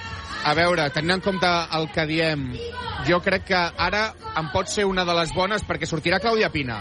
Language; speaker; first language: Catalan; native; Catalan